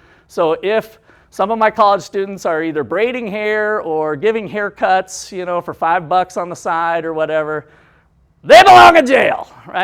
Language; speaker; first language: English; native; English